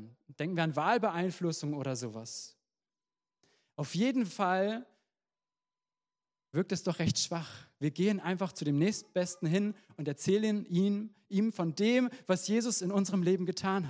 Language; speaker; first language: German; native; German